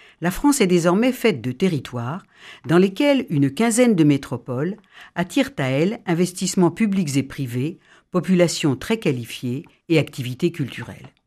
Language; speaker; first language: French; native; French